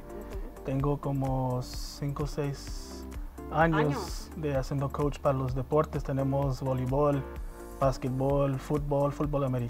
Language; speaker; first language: Spanish; early bilingual, heritage; Spanish